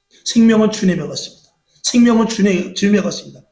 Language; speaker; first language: Korean; native; Korean